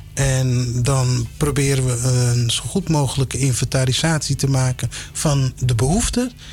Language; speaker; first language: Dutch; early bilingual, other home language; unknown